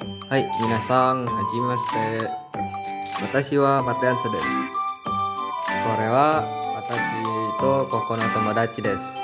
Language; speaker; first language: Japanese; non-native, learner; Indonesian